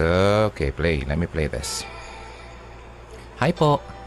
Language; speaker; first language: English; non-native, local second language; Filipino